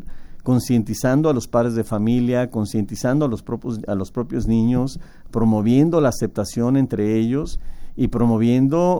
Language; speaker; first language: Spanish; native; Spanish